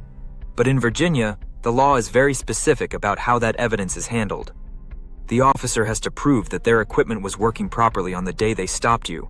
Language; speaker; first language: English; native; English